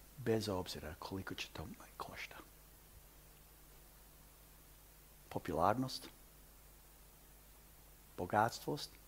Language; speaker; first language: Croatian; early bilingual, heritage; Croatian